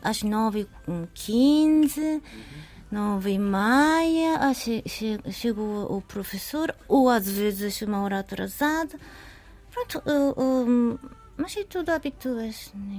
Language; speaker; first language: Portuguese; non-native, learner; Japanese